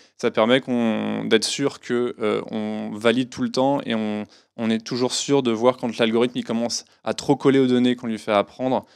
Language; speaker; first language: French; native; French